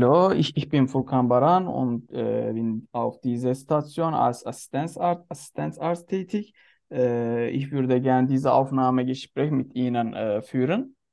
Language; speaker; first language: German; non-native, learner; Turkish